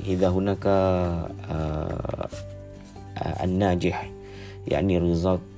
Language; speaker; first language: Arabic; non-native, learner; Malay